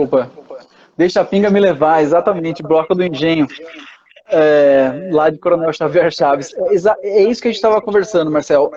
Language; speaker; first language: Portuguese; native; Portuguese